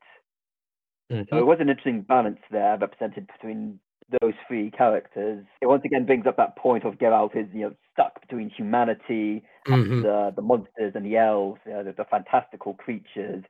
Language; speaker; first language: English; native; English